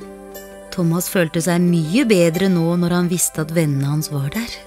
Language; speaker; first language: Norwegian; native; Norwegian